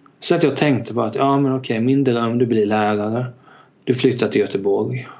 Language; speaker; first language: Swedish; native; Swedish